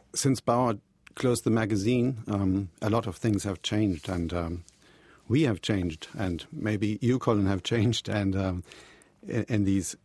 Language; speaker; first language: English; non-native, fluent; German